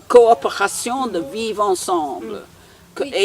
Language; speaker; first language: French; non-native, learner; English